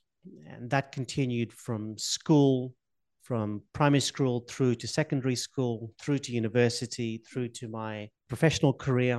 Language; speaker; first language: English; non-native, local second language; Gujarati